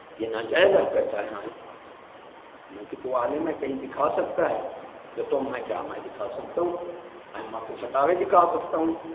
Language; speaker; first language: Urdu; non-native, local second language; Punjabi